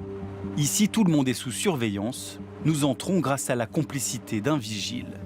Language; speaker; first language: French; native; French